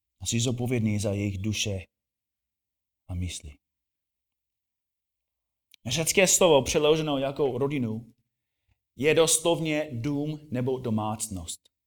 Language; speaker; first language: Czech; non-native, fluent; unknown